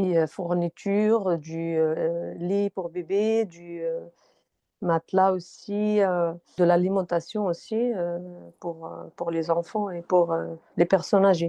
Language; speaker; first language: French; non-native, fluent; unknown